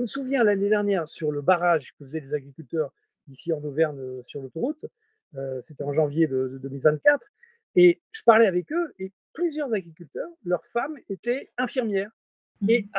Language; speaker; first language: French; native; French